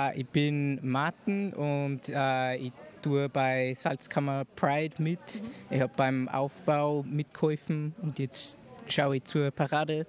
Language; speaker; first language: German; early bilingual, heritage; German